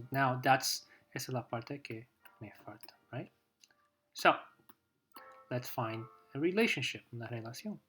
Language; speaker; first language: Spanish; non-native, fluent; English